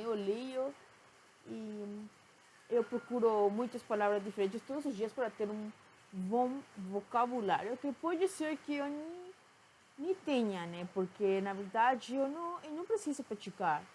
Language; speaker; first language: Portuguese; non-native, fluent; Spanish